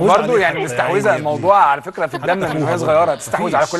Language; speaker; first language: Arabic; native; Arabic